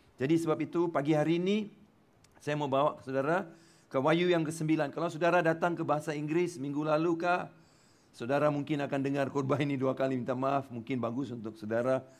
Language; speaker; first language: Malay; non-native, local second language; Tamil